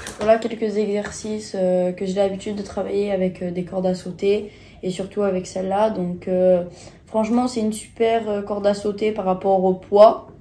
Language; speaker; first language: French; native; French